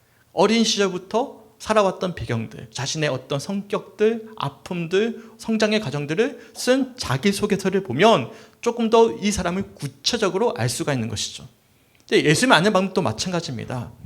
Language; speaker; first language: Korean; native; Korean